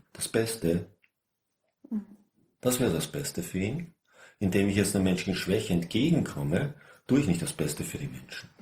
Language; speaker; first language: German; native; German